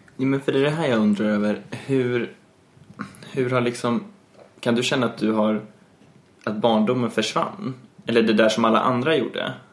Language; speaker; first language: Swedish; native; Swedish